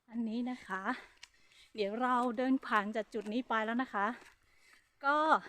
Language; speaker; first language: Thai; non-native, local second language; Hmong